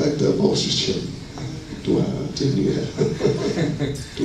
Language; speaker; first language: Russian; non-native, learner; English